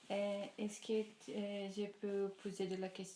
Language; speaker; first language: French; non-native, learner; Portuguese